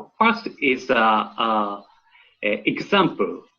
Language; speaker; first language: English; non-native, learner; Japanese